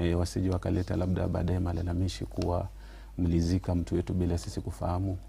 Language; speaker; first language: Swahili; non-native, local second language; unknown